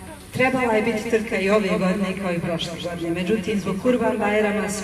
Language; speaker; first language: Bosnian; native; Bosnian